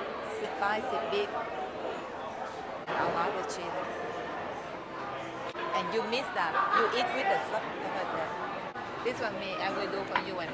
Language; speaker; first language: English; non-native, learner; Vietnamese